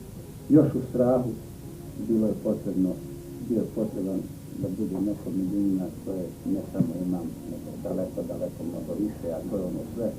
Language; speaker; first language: Bosnian; native; Bosnian